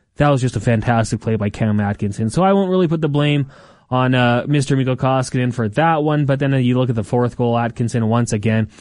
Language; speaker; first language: English; native; English